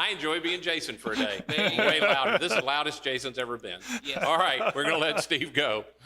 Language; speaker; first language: English; native; English